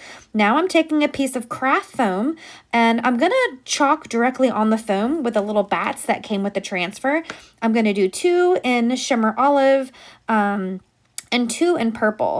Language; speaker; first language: English; native; English